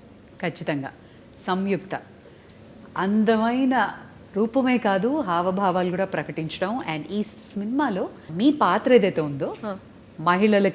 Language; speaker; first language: Telugu; native; Telugu